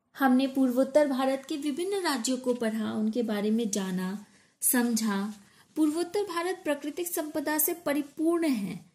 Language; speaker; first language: Hindi; native; Hindi